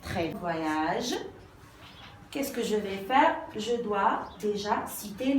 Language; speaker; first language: French; non-native, local second language; Arabic